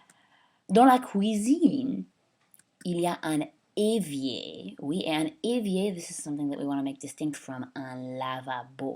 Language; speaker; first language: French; non-native, fluent; English